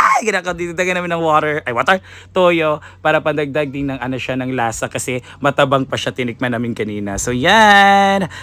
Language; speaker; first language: Filipino; non-native, local second language; Cebuano